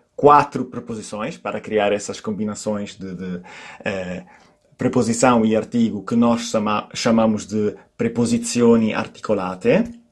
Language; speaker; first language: Portuguese; non-native, fluent; Italian